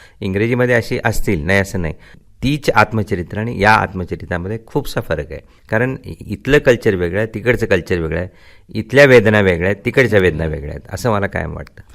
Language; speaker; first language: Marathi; non-native, local second language; Gujarati